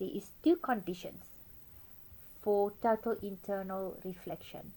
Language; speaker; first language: English; non-native, local second language; Afrikaans